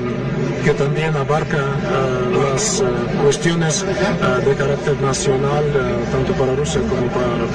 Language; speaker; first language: Spanish; non-native, fluent; Russian